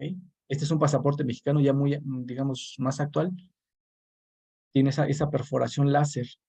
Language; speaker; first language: Spanish; native; Spanish